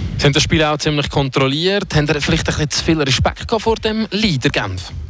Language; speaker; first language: German; native; German